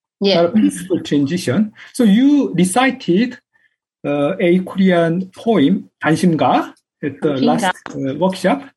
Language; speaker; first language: English; non-native, fluent; Korean